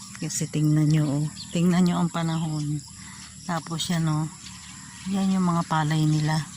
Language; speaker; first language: Filipino; native; Filipino